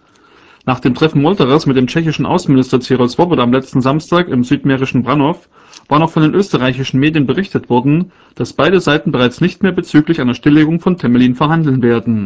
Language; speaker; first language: German; native; German